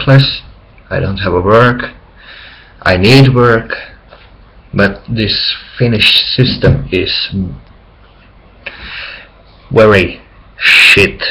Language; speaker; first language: English; non-native, learner; Finnish